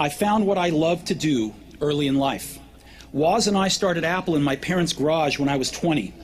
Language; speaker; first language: English; native; English